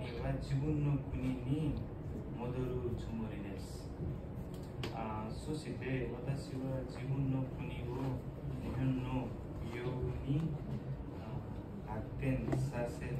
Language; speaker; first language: Japanese; non-native, learner; Nepali